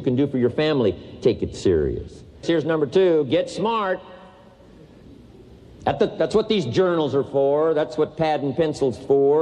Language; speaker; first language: English; native; English